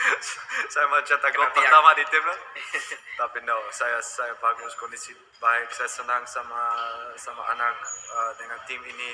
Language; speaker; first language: Indonesian; non-native, fluent; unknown